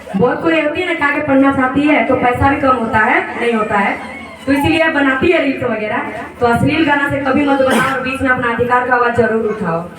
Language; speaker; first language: Hindi; native; Hindi